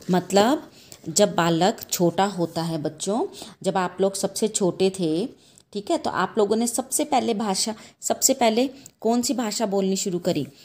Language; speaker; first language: Hindi; native; Hindi